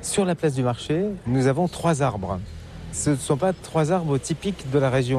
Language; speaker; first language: French; native; French